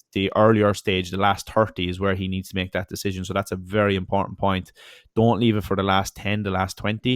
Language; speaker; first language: English; native; English